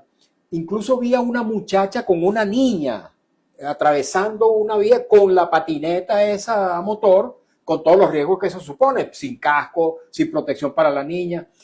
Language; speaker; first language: Spanish; native; Spanish